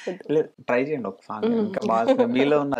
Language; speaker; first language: Telugu; native; Telugu